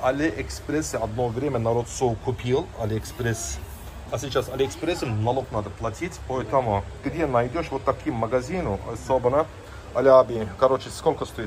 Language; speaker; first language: Russian; non-native, learner; Turkish